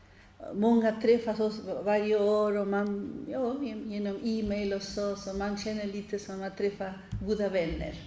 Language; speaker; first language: Swedish; non-native, fluent; Spanish